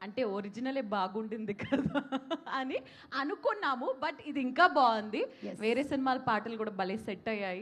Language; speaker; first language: Telugu; native; Telugu